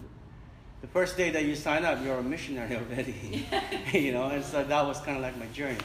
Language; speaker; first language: English; non-native, local second language; Filipino